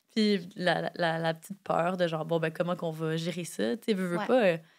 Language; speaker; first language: French; native; French